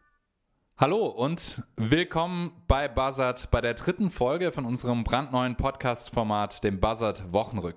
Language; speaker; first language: German; native; German